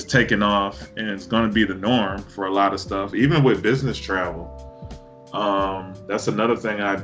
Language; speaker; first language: English; native; English